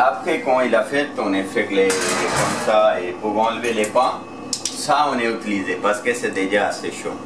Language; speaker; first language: French; non-native, learner; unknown